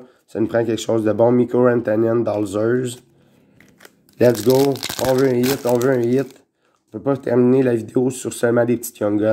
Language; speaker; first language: French; native; French